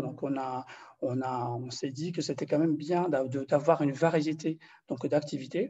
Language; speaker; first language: French; non-native, fluent; Portuguese